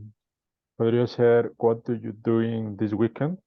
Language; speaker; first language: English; non-native, learner; Spanish